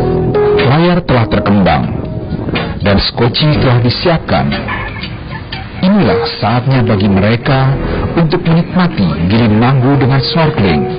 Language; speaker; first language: Indonesian; native; Indonesian